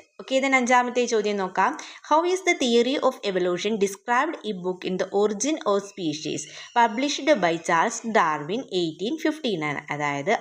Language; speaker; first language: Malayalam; native; Malayalam